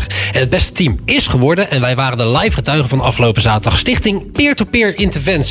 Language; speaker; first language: Dutch; native; Dutch